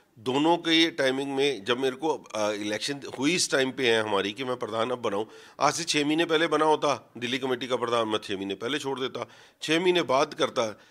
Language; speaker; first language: Hindi; non-native, local second language; Punjabi